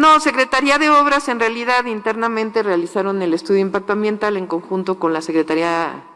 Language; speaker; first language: Spanish; native; Spanish